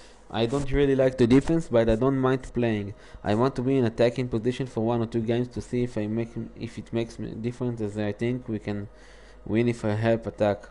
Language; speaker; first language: English; non-native, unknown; Hebrew